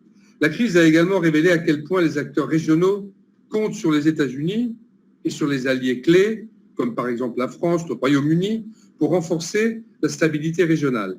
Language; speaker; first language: French; native; French